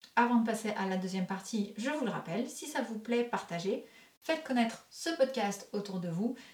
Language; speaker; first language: French; native; French